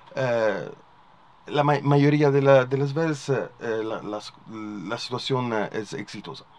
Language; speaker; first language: Spanish; non-native, learner; Italian